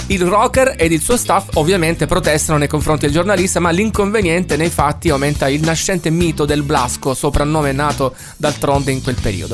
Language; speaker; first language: Italian; native; Italian